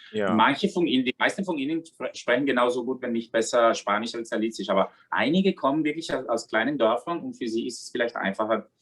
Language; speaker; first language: German; non-native, fluent; Spanish